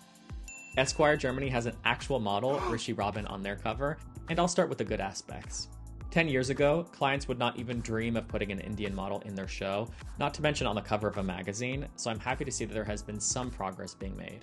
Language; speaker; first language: English; native; English